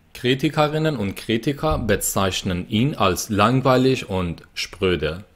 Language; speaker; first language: German; non-native, fluent; Persian